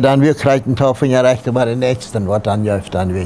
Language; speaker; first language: German; non-native, local second language; Plautdietsch